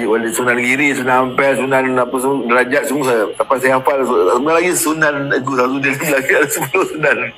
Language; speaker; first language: Malay; native; Malay